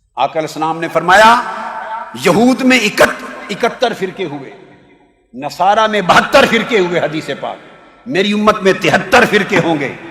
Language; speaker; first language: Urdu; native; Urdu